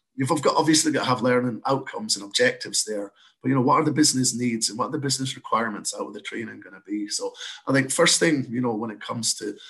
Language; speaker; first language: English; native; English